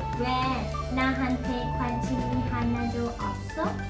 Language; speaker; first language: Korean; non-native, learner; Thai